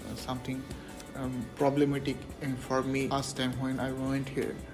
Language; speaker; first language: English; non-native, local second language; Bangla